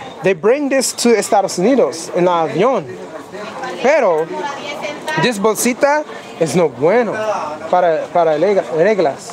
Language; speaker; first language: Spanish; non-native, learner; English